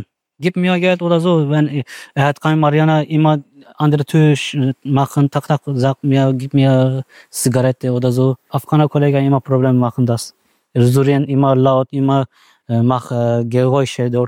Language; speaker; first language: German; non-native, learner; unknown